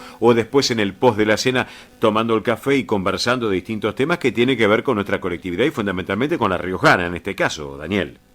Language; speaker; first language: Spanish; native; Spanish